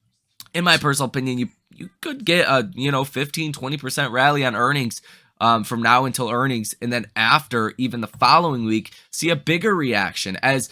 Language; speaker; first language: English; native; English